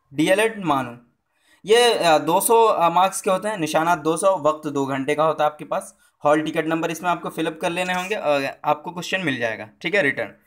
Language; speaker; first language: Hindi; native; Hindi